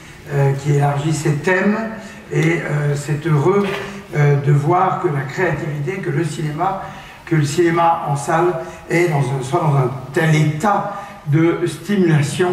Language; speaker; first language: French; native; French